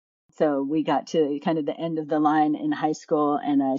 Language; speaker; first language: English; native; English